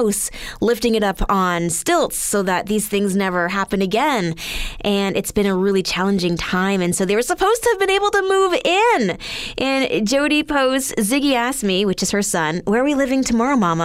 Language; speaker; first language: English; native; English